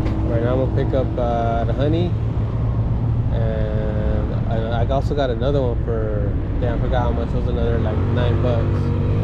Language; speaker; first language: English; early bilingual, other home language; Spanish